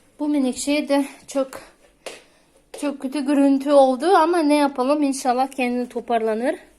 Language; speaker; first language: Turkish; non-native, fluent; Russian